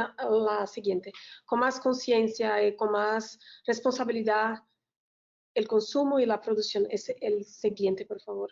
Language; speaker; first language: Spanish; non-native, learner; Portuguese